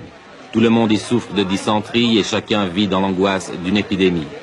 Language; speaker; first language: French; native; French